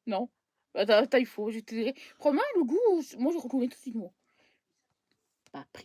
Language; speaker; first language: French; native; French